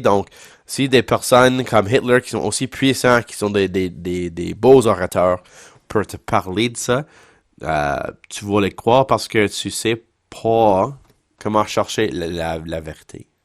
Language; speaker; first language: French; non-native, local second language; English